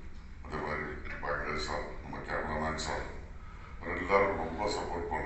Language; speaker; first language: Tamil; non-native, learner; Malayalam